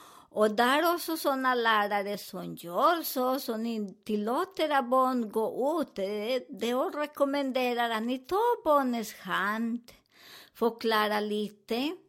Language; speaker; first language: Swedish; non-native, fluent; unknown